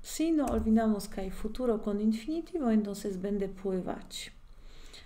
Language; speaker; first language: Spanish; non-native, fluent; Polish